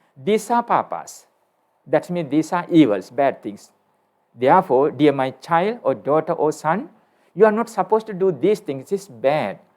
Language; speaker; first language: English; non-native, local second language; Sinhala